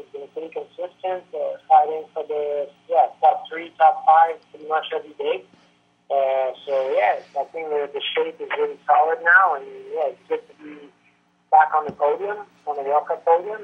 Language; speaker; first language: English; non-native, local second language; French